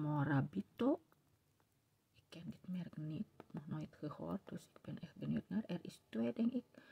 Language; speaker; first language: Dutch; non-native, learner; Indonesian